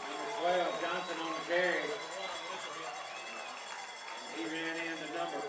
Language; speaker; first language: English; native; English